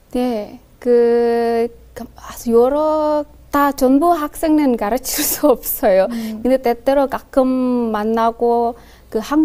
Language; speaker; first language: Korean; non-native, learner; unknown